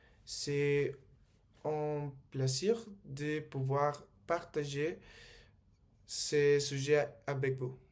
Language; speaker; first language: French; non-native, learner; Spanish